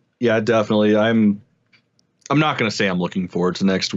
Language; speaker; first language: English; native; English